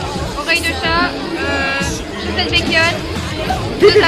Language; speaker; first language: French; native; French